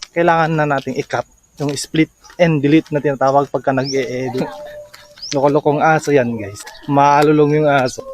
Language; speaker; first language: Filipino; non-native, local second language; Iloko